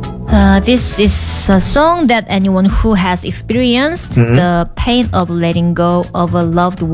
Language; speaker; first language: English; non-native, learner; Korean